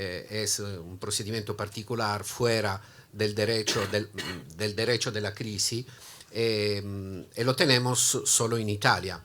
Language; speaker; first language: Spanish; non-native, learner; Italian